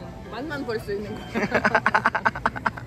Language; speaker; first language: Korean; non-native, fluent; Russian